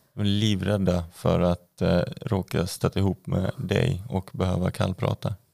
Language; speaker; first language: Swedish; native; Swedish